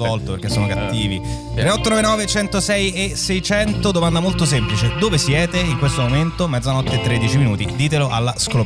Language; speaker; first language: Italian; native; Italian